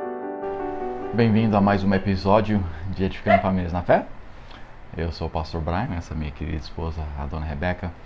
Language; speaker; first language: Portuguese; non-native, fluent; English